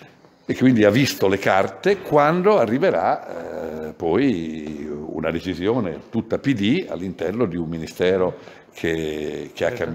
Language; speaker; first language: Italian; native; Italian